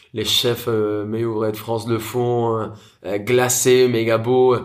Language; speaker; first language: French; non-native, fluent; Spanish